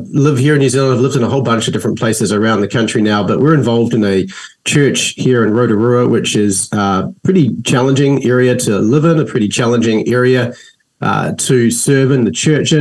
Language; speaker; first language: English; native; English